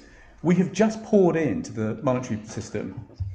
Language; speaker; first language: English; native; English